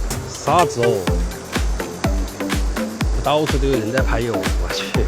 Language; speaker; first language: Chinese; native; Chinese